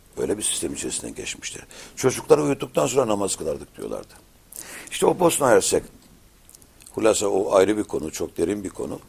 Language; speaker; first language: Turkish; native; Turkish